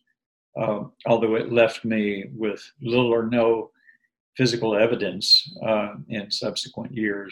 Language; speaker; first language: English; native; English